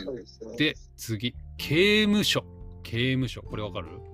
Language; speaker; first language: Japanese; native; Japanese